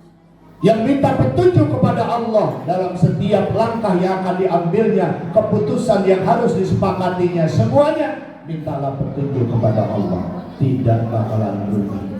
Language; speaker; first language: Indonesian; native; Indonesian